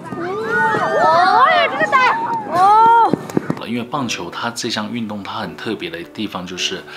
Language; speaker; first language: Chinese; native; Chinese